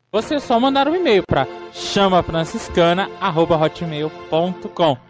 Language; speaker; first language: Portuguese; native; Portuguese